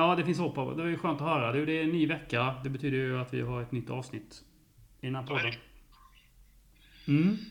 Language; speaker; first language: Swedish; native; Swedish